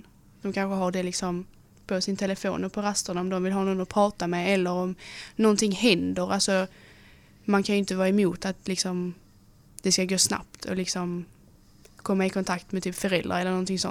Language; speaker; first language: Swedish; native; Swedish